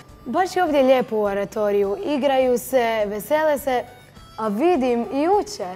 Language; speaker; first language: Croatian; native; Croatian